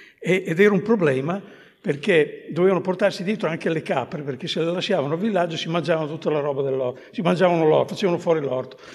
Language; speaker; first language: Italian; native; Italian